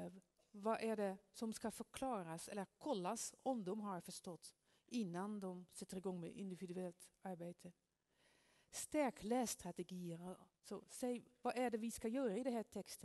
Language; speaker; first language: Swedish; non-native, fluent; Dutch